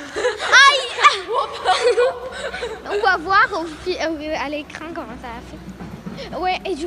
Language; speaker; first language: French; native; French